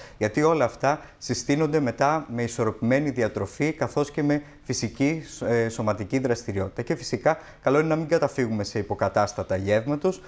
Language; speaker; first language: Greek; native; Greek